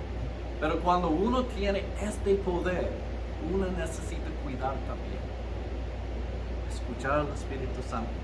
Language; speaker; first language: Spanish; early bilingual, heritage; Spanish